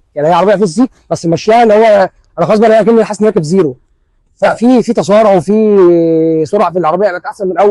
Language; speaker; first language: Arabic; native; Arabic